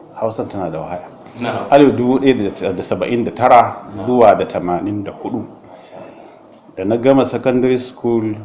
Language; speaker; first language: Hausa; native; Hausa